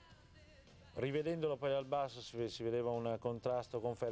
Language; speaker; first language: Italian; native; Italian